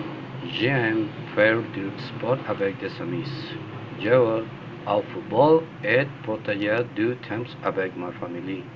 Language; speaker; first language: French; non-native, learner; Spanish